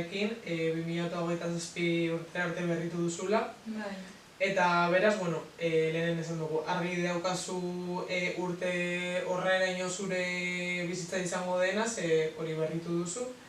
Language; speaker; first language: Basque; non-native, local second language; Spanish